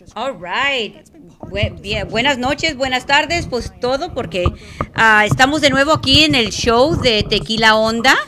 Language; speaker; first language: Spanish; native; Spanish